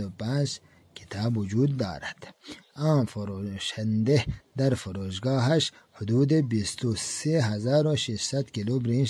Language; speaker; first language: Persian; non-native, fluent; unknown